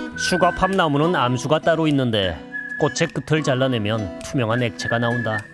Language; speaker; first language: Korean; native; Korean